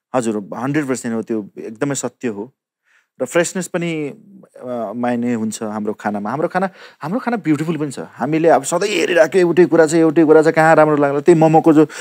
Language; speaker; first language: Nepali; non-native, local second language; Maithili